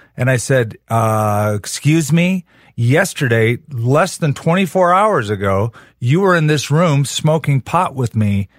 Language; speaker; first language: English; native; English